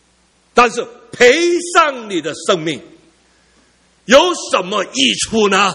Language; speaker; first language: Chinese; early bilingual, heritage; Cantonese